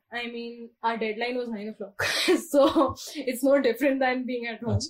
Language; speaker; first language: English; non-native, local second language; Hindi